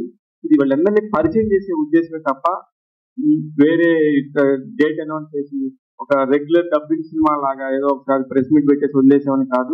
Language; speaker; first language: Telugu; native; Telugu